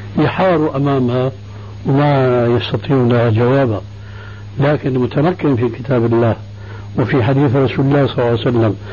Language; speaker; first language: Arabic; early bilingual, other home language; Albanian